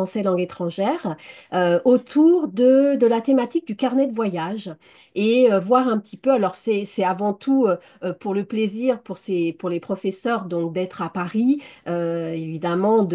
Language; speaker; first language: French; native; French